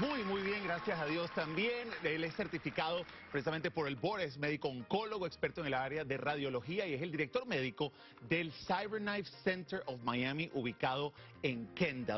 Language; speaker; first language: Spanish; native; Spanish